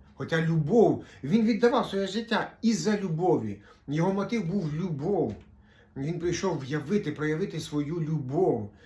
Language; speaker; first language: Ukrainian; non-native, local second language; Russian